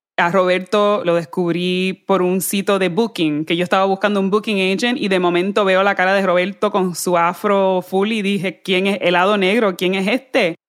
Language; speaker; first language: Spanish; early bilingual, heritage; Spanish